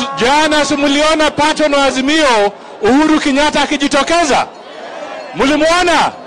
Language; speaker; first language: Swahili; non-native, local second language; Luyia